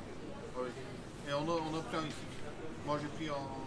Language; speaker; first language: French; non-native, fluent; Turkish